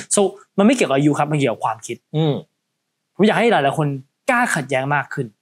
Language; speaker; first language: Thai; early bilingual, heritage; Cantonese